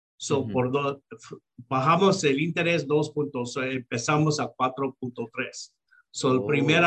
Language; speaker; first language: Spanish; early bilingual, heritage; Spanish